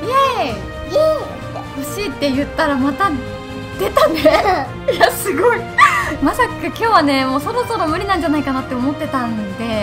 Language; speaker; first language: Japanese; native; Japanese